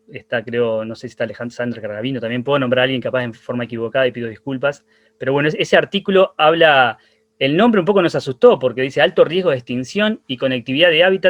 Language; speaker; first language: Spanish; native; Spanish